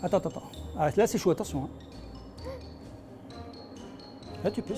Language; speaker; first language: French; native; French